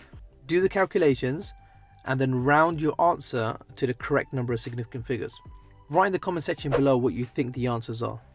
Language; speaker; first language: English; native; English